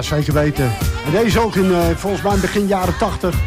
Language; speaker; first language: Dutch; native; Dutch